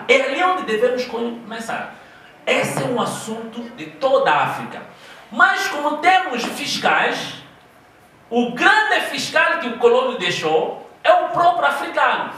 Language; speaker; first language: Portuguese; non-native, local second language; Kongo